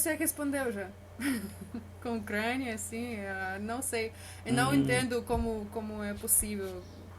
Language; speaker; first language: Portuguese; non-native, learner; Russian